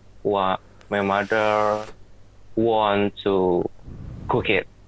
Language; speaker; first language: English; non-native, learner; Indonesian